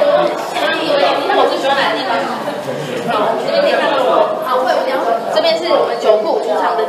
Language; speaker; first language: Chinese; native; Chinese